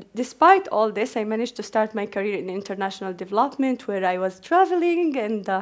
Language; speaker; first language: English; non-native, fluent; Arabic